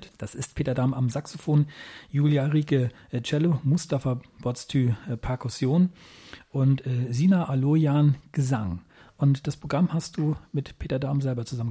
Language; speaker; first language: German; native; German